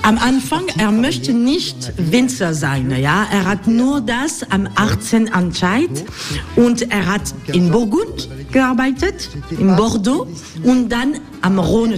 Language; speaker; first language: German; non-native, learner; French